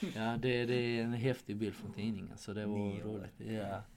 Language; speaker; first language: Swedish; non-native, fluent; Russian